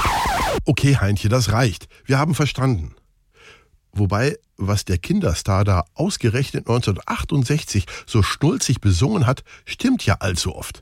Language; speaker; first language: German; native; German